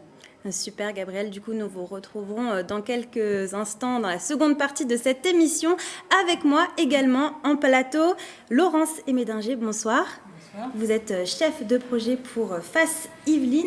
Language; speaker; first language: French; native; French